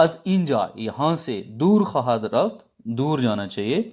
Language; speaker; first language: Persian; non-native, fluent; Urdu